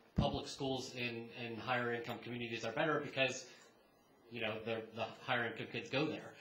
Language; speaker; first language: English; native; English